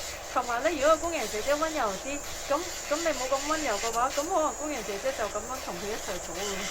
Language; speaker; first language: Cantonese; native; Cantonese